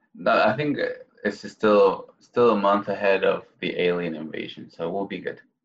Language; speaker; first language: English; non-native, fluent; Spanish